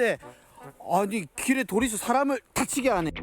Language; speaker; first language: Korean; native; Korean